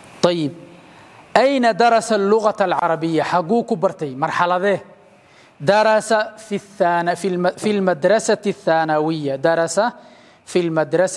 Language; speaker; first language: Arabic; non-native, local second language; Somali